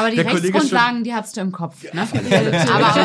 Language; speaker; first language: German; native; German